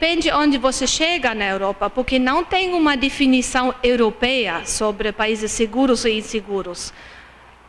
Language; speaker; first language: Portuguese; non-native, fluent; German